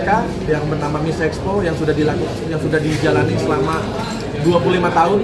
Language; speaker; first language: Indonesian; native; Indonesian